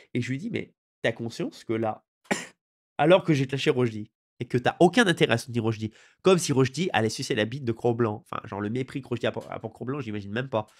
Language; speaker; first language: French; native; French